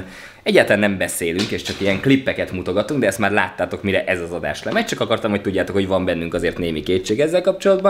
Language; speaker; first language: Hungarian; native; Hungarian